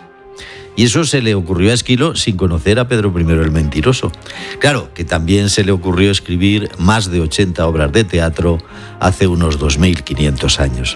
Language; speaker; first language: Spanish; native; Spanish